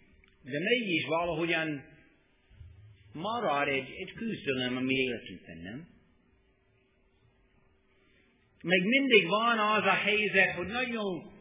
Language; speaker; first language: Hungarian; non-native, learner; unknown